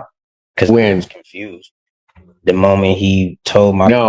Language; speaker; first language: English; native; English